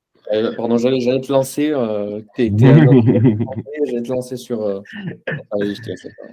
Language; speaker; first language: French; native; French